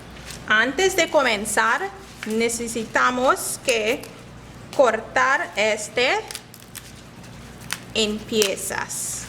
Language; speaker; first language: Spanish; non-native, learner; English